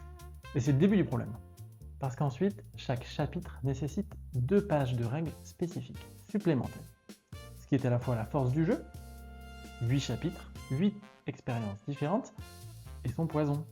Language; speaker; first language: French; native; French